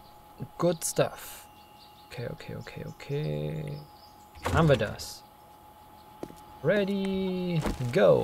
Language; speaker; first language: German; native; German